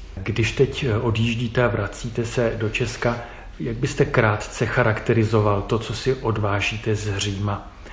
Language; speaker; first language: Czech; native; Czech